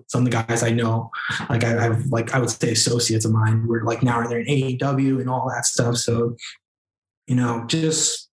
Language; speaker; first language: English; native; English